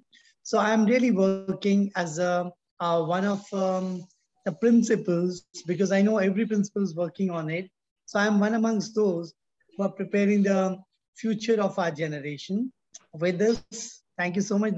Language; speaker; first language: English; non-native, local second language; Hindi